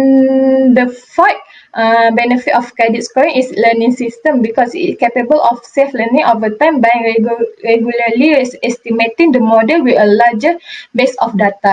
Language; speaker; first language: English; non-native, local second language; Malay